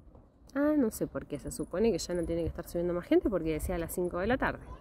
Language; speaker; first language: Spanish; native; Spanish